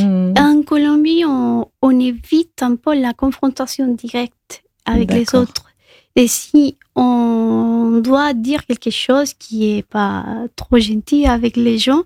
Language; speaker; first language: French; non-native, local second language; Spanish